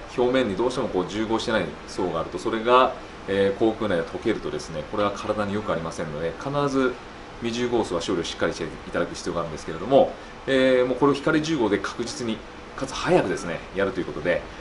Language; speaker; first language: Japanese; native; Japanese